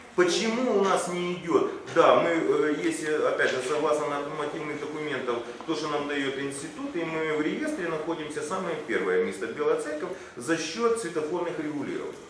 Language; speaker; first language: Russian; non-native, local second language; Ukrainian